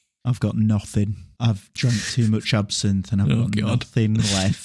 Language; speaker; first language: English; native; English